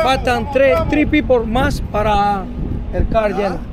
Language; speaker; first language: Spanish; native; Spanish